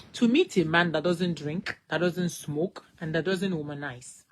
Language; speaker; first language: English; non-native, local second language; Yoruba